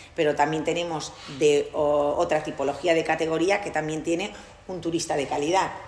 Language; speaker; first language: Spanish; non-native, local second language; Catalan